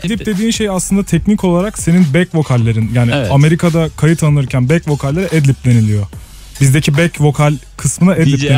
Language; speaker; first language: Turkish; native; Turkish